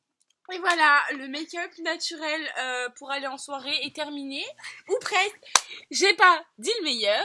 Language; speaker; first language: French; native; French